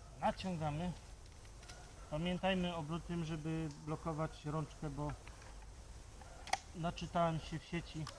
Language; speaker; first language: Polish; native; Polish